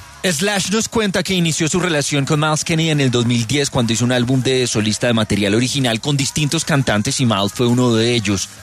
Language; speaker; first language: Spanish; native; Spanish